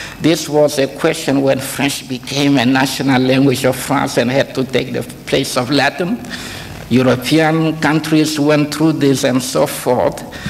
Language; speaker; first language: English; non-native, fluent; Kongo